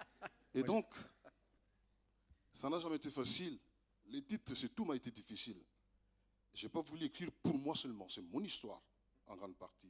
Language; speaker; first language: French; native; French